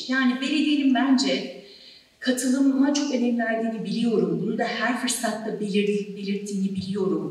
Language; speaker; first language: Turkish; native; Turkish